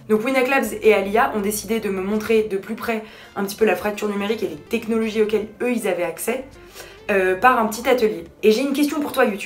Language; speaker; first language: French; native; French